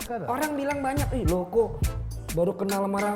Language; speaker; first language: Indonesian; native; Indonesian